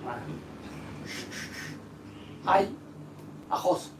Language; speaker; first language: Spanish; non-native, learner; French